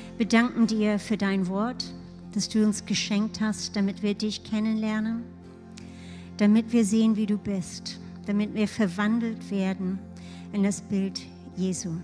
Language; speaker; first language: German; non-native, fluent; English